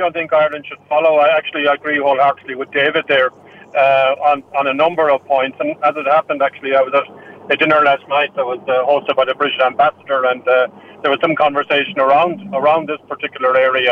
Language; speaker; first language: English; non-native, local second language; Irish